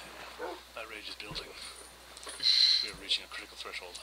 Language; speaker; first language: English; native; English